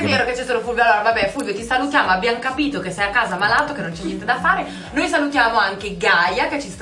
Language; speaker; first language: Italian; native; Italian